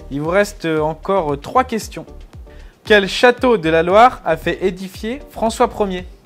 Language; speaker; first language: French; native; French